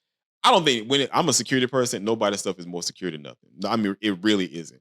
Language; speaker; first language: English; native; English